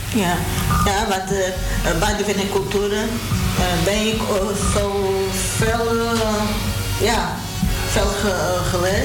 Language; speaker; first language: Dutch; non-native, learner; Portuguese